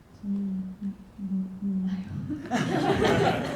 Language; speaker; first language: Korean; non-native, learner; Japanese